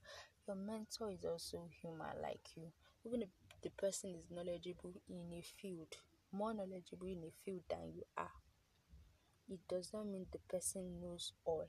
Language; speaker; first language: English; non-native, local second language; Yoruba